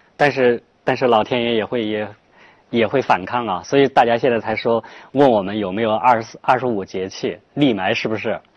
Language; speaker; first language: Chinese; native; Chinese